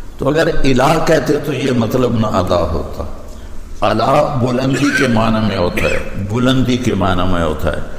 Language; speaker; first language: Urdu; non-native, local second language; Punjabi